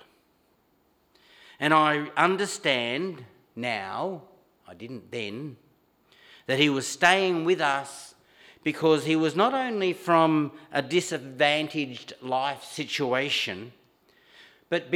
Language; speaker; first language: English; native; English